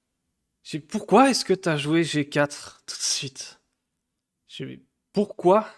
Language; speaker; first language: French; native; French